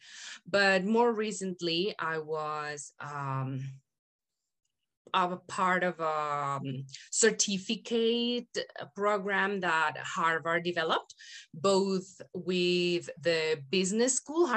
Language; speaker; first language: English; non-native, fluent; Spanish